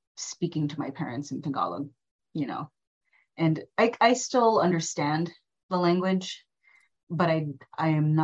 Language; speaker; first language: English; early bilingual, other home language; Filipino